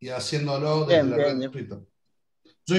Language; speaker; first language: Spanish; native; Spanish